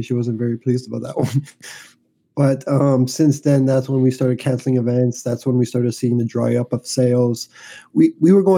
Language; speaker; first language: English; native; English